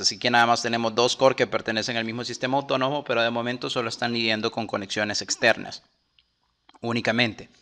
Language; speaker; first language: Spanish; native; Spanish